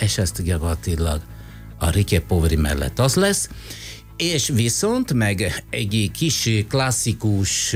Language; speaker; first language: Hungarian; non-native, fluent; Italian